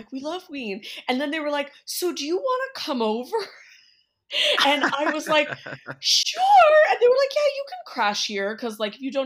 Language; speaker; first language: English; native; English